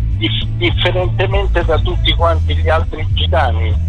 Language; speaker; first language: Italian; native; Italian